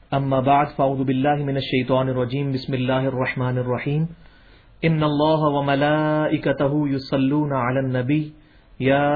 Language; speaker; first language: Urdu; non-native, local second language; Punjabi